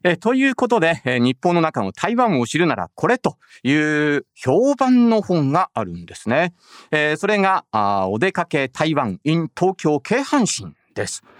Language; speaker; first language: Japanese; native; Japanese